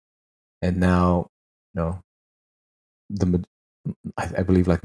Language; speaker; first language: English; non-native, local second language; Tangkhul Naga (India)